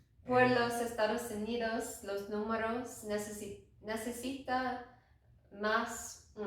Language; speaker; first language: Spanish; non-native, learner; English